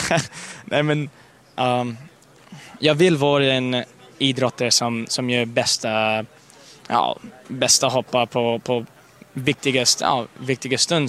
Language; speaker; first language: Swedish; early bilingual, heritage; Swedish